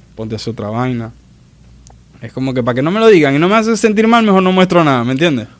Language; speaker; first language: Spanish; native; Spanish